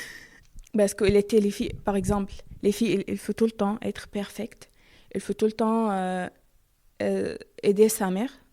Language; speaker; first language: French; non-native, learner; Arabic